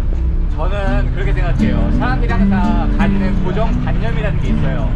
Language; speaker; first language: Korean; native; Korean